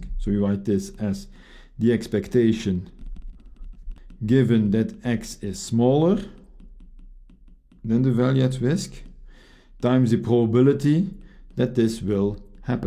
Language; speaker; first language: English; non-native, fluent; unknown